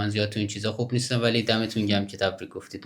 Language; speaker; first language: Persian; native; Persian